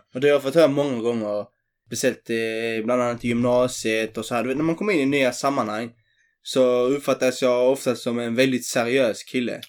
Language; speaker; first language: Swedish; early bilingual, other home language; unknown